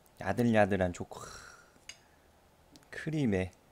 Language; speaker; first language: Korean; native; Korean